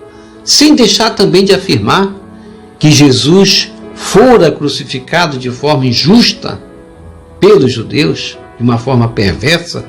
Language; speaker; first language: Portuguese; native; Portuguese